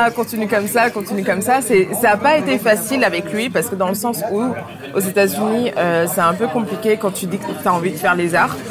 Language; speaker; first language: French; early bilingual, other home language; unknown